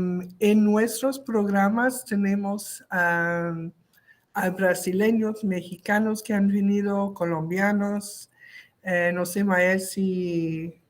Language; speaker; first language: Spanish; non-native, local second language; French